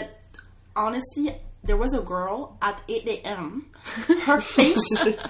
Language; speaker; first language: English; non-native, fluent; Malagasy